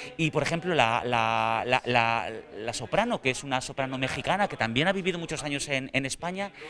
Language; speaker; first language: Spanish; native; Spanish